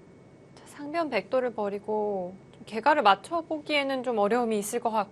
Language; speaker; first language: Korean; native; Korean